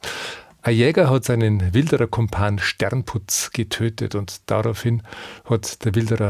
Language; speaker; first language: German; native; German